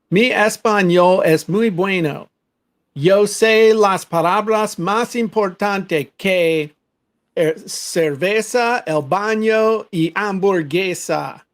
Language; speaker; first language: Spanish; non-native, learner; English